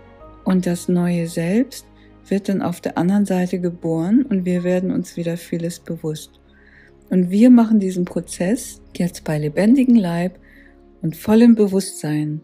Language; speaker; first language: German; native; German